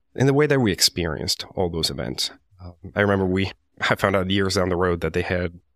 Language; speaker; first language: English; non-native, fluent; Spanish